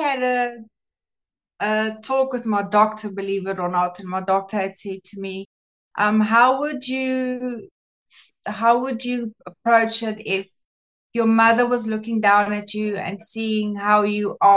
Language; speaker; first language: English; non-native, local second language; Afrikaans